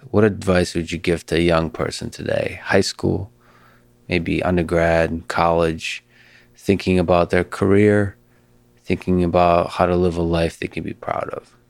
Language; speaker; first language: English; early bilingual, other home language; Russian